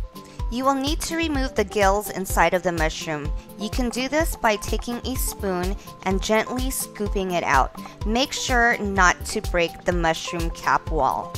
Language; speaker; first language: English; native; English